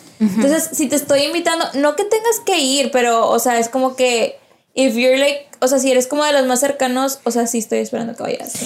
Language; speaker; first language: Spanish; early bilingual, heritage; Spanish